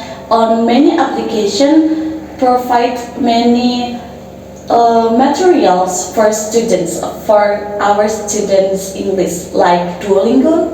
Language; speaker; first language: English; non-native, learner; Indonesian